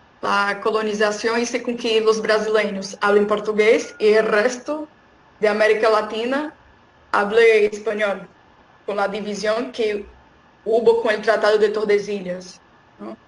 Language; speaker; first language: Spanish; non-native, fluent; Portuguese